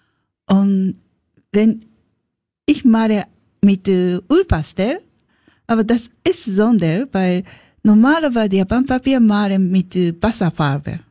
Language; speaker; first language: German; non-native, learner; Japanese